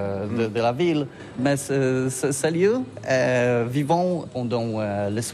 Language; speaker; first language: French; non-native, learner; Polish